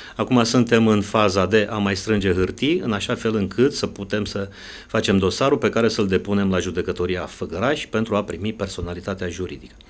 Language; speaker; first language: Romanian; native; Romanian